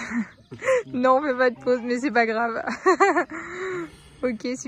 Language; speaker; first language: French; native; French